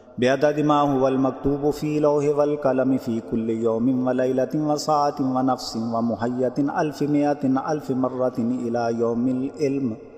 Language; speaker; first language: Arabic; non-native, learner; Urdu